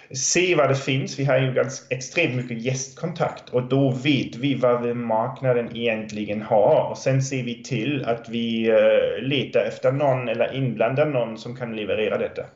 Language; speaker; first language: Swedish; non-native, fluent; German